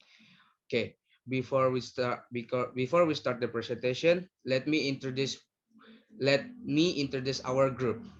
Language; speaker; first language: English; non-native, learner; Indonesian